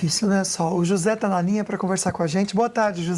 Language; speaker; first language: Portuguese; native; Portuguese